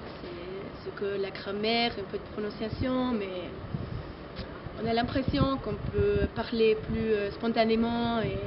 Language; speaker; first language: French; non-native, fluent; German